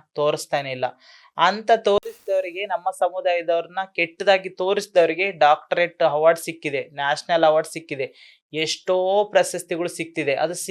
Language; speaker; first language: Kannada; native; Kannada